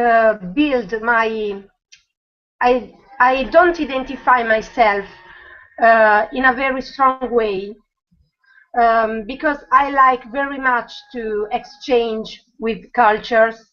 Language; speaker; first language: English; non-native, learner; Italian